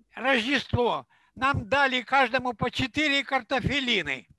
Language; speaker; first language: Russian; non-native, local second language; Ukrainian